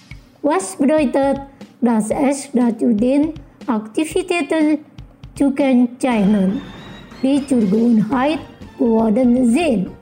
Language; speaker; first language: German; non-native, fluent; Indonesian